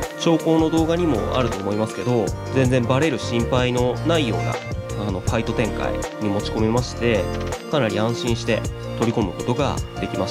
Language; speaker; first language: Japanese; native; Japanese